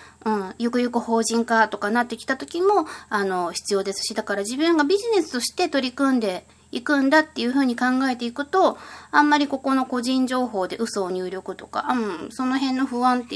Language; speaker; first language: Japanese; native; Japanese